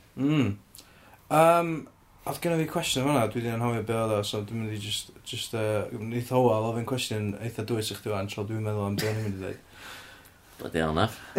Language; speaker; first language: Welsh; native; Welsh